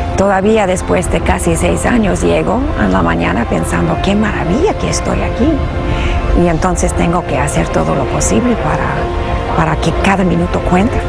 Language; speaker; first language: Spanish; early bilingual, heritage; Spanish